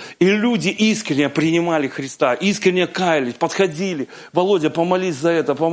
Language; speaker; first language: Russian; native; Russian